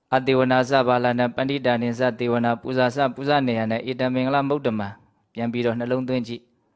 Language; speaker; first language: Burmese; native; Burmese